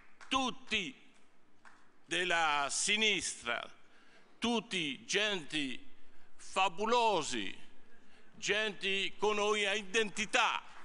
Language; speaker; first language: Italian; non-native, learner; French